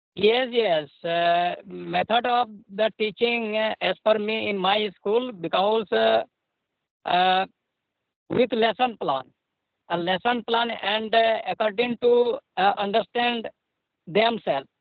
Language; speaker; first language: English; non-native, learner; Santali